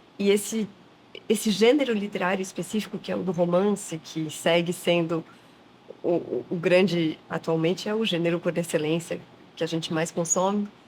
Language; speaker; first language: Portuguese; non-native, fluent; French